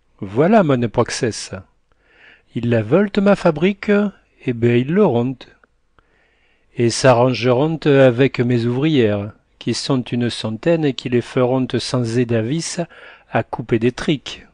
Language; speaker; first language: French; native; French